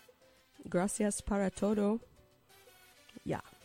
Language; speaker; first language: Spanish; non-native, learner; English